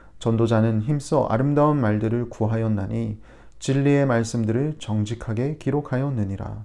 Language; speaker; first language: Korean; native; Korean